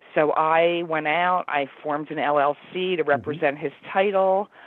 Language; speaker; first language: English; native; English